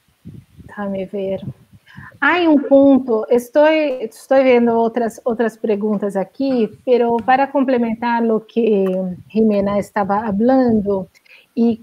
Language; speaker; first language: Spanish; non-native, learner; Portuguese